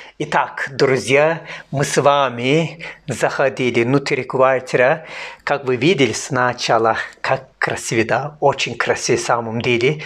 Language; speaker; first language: Russian; non-native, learner; Turkish